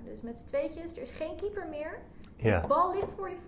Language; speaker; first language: Dutch; native; Dutch